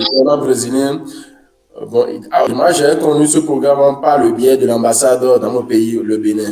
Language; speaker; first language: French; non-native, local second language; Fon